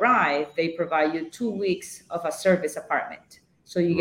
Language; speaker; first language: English; non-native, fluent; Spanish